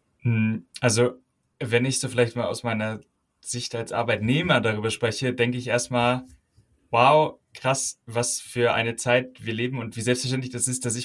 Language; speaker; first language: German; native; German